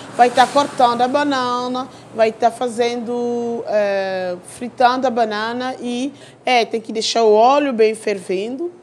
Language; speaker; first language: Portuguese; non-native, fluent; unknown